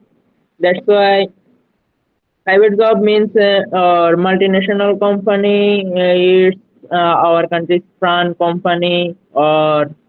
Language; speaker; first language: English; non-native, learner; Bangla